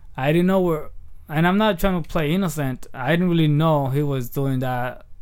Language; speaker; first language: English; early bilingual, other home language; Spanish